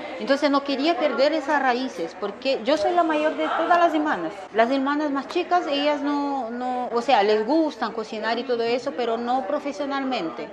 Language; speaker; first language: Spanish; non-native, fluent; Korean